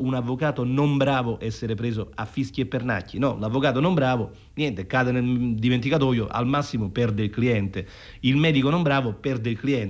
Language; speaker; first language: Italian; native; Italian